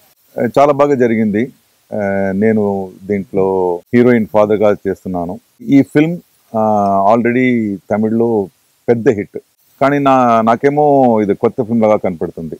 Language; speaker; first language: Telugu; non-native, fluent; Tamil